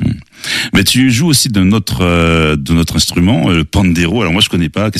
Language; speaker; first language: French; native; French